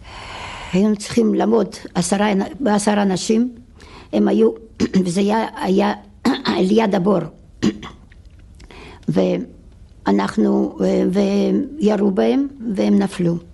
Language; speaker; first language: Hebrew; non-native, fluent; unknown